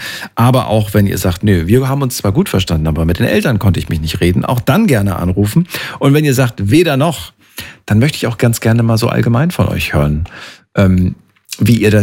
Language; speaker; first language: German; native; German